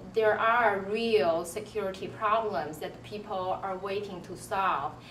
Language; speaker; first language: English; non-native, fluent; Chinese